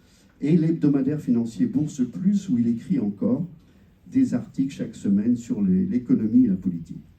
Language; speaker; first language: French; native; French